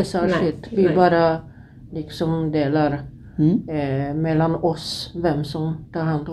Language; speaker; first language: Swedish; non-native, fluent; Polish